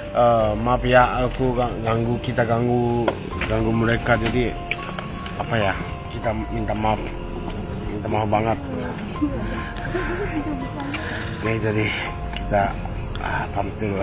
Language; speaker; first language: Indonesian; non-native, learner; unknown